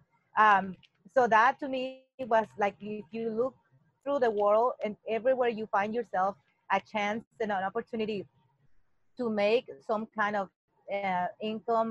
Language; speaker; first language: English; non-native, fluent; Spanish